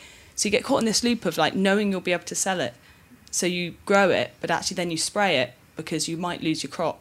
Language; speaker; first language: English; native; English